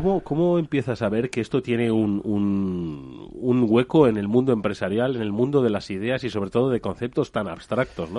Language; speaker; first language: Spanish; native; Spanish